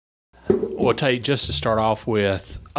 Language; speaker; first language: English; native; English